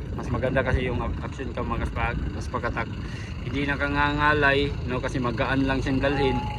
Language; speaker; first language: Filipino; non-native, local second language; Cebuano